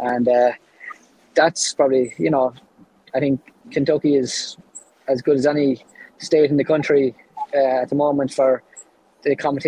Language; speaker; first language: English; native; English